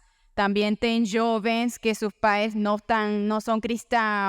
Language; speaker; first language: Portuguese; non-native, learner; Spanish